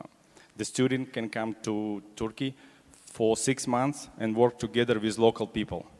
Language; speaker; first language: English; non-native, learner; Russian